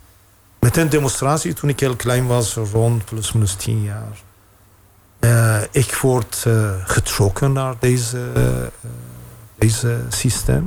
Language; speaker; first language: Dutch; non-native, fluent; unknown